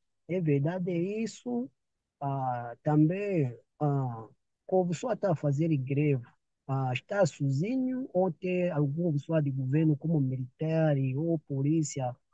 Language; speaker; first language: Portuguese; non-native, learner; Kinyarwanda